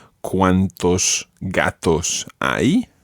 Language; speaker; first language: Spanish; non-native, fluent; English